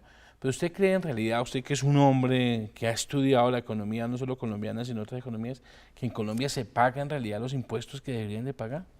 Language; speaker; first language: Spanish; native; Spanish